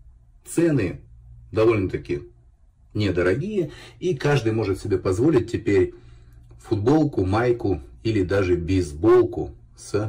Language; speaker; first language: Russian; native; Russian